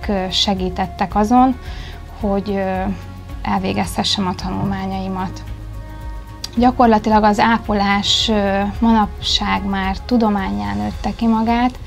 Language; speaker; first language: Hungarian; native; Hungarian